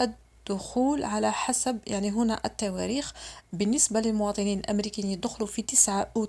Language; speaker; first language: Arabic; native; Arabic